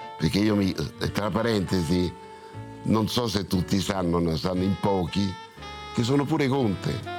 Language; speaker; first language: Italian; early bilingual, other home language; Russian